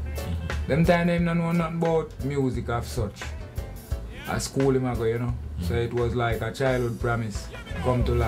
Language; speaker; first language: English; non-native, local second language; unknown